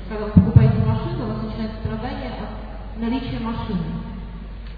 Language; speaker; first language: Russian; native; Russian